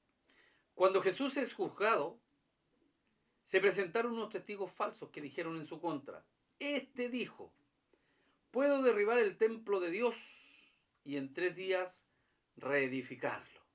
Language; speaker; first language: Spanish; native; Spanish